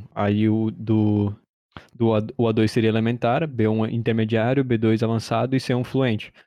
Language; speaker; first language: Portuguese; early bilingual, heritage; Portuguese